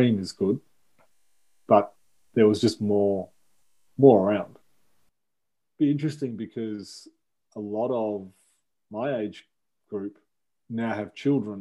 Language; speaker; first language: English; native; English